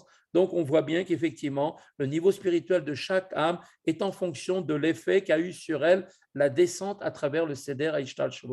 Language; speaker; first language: French; native; French